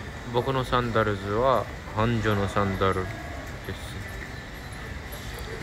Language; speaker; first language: Japanese; non-native, learner; English